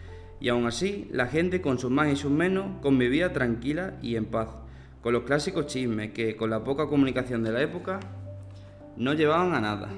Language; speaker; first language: Spanish; native; Spanish